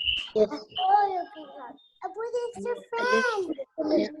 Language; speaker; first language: English; non-native, learner; Arabic